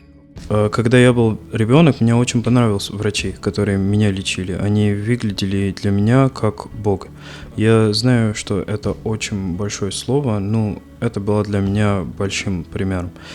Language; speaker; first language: Russian; non-native, fluent; Arabic